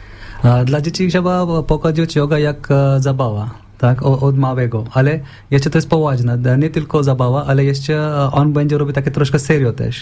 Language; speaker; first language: Polish; non-native, learner; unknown